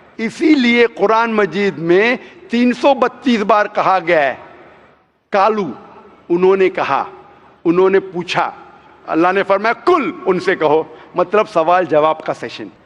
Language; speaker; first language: Hindi; non-native, local second language; Konkani